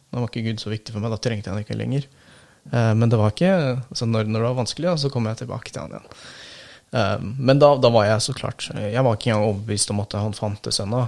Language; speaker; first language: Norwegian; early bilingual, other home language; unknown